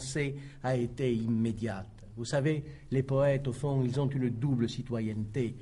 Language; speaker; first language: French; native; French